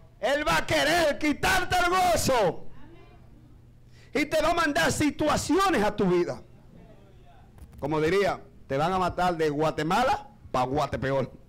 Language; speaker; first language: Spanish; native; Spanish